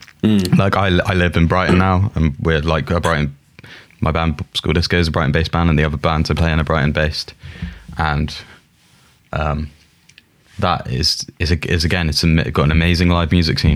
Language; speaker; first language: English; native; English